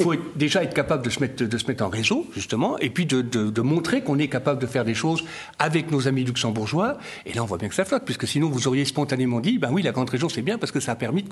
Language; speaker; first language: French; native; French